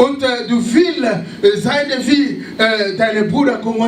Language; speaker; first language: German; non-native, learner; French